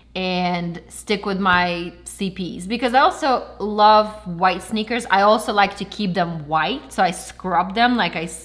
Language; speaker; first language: English; non-native, fluent; Ukrainian